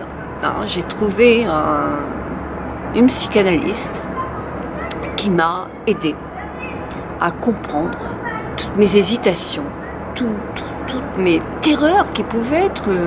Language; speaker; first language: French; native; French